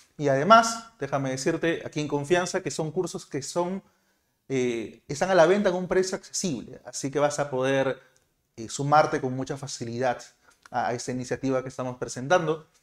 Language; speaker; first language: Spanish; native; Spanish